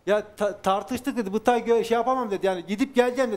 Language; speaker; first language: Turkish; native; Turkish